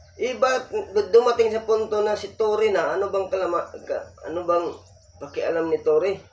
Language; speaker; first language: Filipino; non-native, local second language; Cebuano